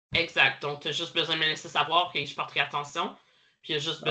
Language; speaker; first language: French; native; French